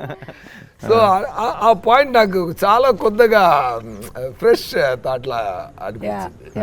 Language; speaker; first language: Telugu; non-native, fluent; Tamil